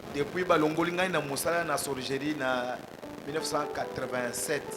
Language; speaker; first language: Lingala; native; Lingala